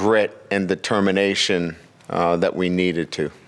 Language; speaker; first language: English; native; English